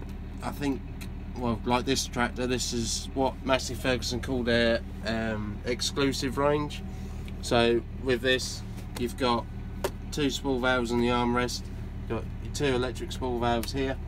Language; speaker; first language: English; native; English